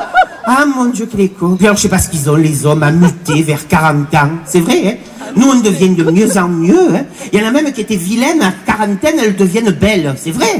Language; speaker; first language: French; native; French